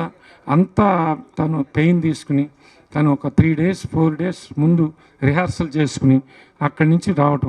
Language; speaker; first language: Telugu; native; Telugu